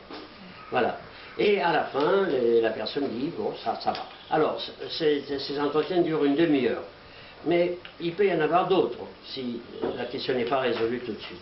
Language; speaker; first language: French; native; French